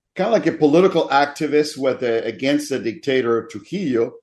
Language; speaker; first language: English; non-native, fluent; Spanish